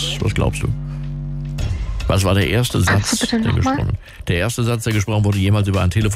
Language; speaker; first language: German; native; German